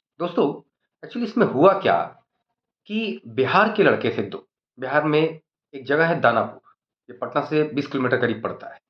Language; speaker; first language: Hindi; native; Hindi